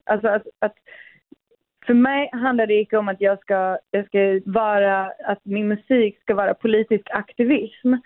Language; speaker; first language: Swedish; early bilingual, other home language; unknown